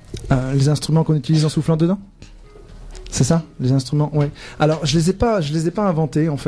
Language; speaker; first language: French; native; French